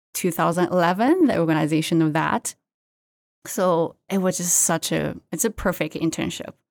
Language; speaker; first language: English; non-native, fluent; Chinese